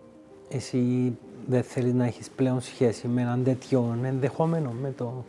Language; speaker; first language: Greek; native; Greek